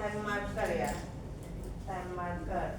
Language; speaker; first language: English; non-native, learner; Indonesian